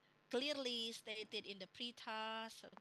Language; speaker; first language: English; non-native, fluent; Indonesian